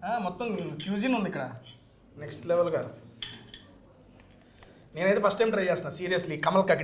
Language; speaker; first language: Telugu; native; Telugu